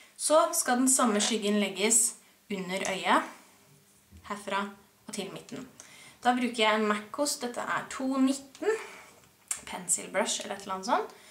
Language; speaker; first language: Norwegian; native; Norwegian